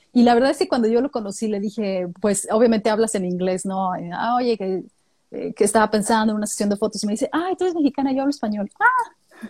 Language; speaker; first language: Spanish; native; Spanish